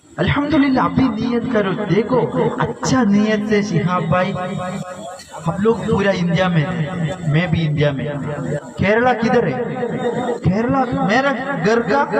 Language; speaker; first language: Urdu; non-native, local second language; Malayalam